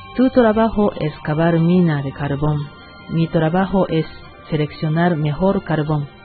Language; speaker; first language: Spanish; non-native, learner; Japanese